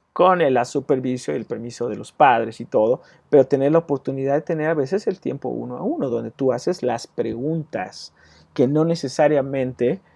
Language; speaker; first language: Spanish; native; Spanish